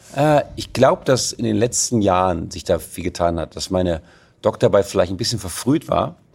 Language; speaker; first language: German; native; German